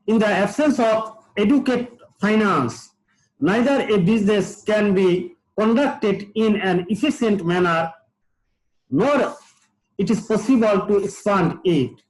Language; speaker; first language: English; non-native, local second language; Bangla